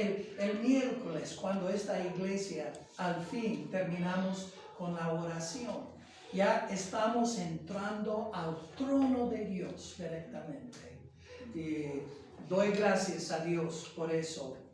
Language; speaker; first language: Spanish; non-native, fluent; English